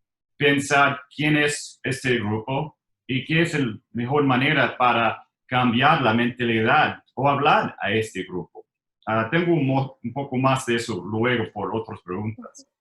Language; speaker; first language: Spanish; non-native, learner; English